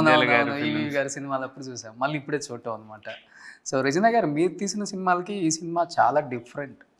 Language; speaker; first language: Telugu; native; Telugu